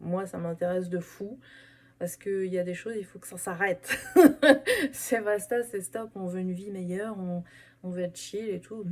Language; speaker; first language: French; native; French